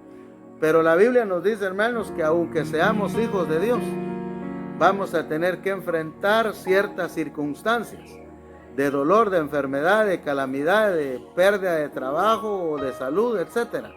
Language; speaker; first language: Spanish; native; Spanish